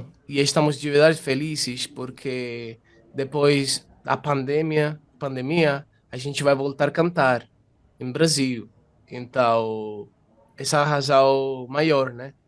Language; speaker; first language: Portuguese; non-native, fluent; Italian